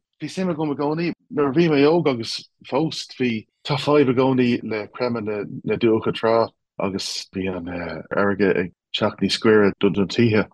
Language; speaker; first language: Irish; non-native, local second language; English